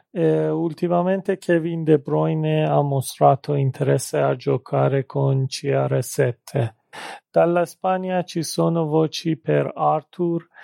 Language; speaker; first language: Italian; non-native, fluent; Persian